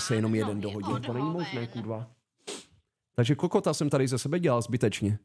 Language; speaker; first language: Czech; native; Czech